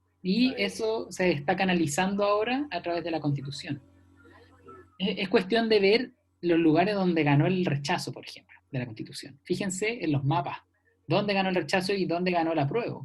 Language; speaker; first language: Spanish; native; Spanish